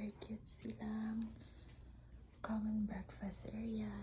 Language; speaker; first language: English; non-native, local second language; Filipino